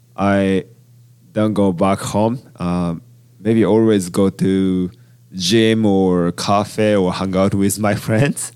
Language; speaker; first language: English; non-native, learner; Japanese